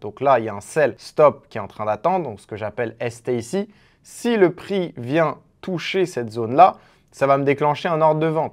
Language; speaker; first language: French; native; French